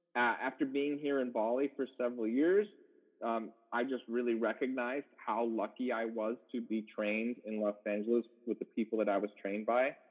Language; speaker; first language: English; native; English